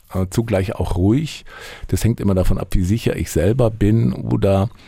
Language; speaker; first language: German; native; German